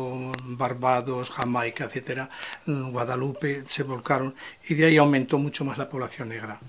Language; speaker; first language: Spanish; native; Spanish